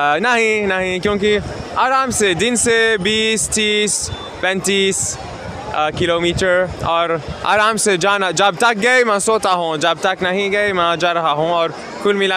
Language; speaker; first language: Hindi; non-native, learner; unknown